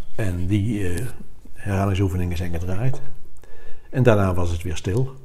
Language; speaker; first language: Dutch; native; Dutch